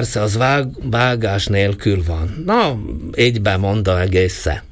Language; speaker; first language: Hungarian; non-native, local second language; Slovak